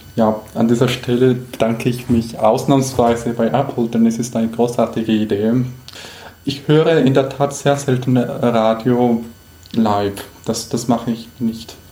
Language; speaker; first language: German; non-native, fluent; Spanish